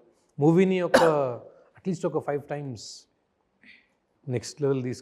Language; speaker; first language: Telugu; native; Telugu